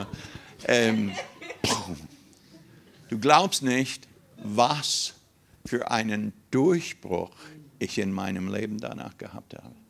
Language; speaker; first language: German; non-native, fluent; English